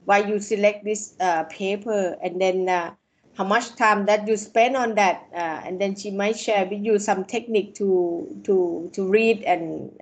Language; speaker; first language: English; non-native, fluent; Thai